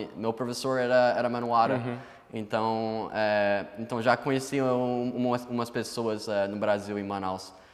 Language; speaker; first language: Portuguese; non-native, fluent; English